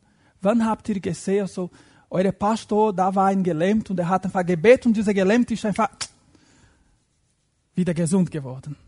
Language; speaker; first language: German; non-native, fluent; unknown